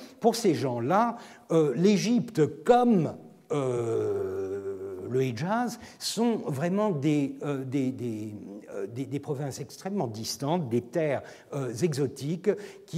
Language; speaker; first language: French; non-native, fluent; Turkish